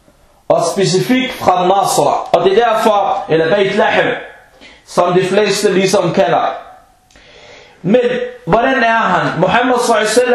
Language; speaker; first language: Danish; non-native, fluent; Arabic